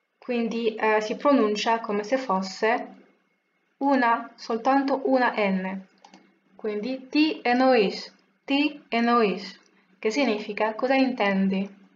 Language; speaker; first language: Italian; non-native, fluent; French